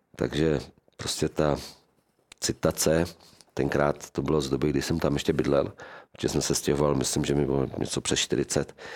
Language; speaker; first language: Czech; native; Czech